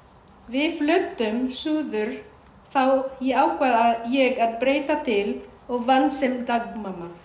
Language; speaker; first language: Icelandic; non-native, fluent; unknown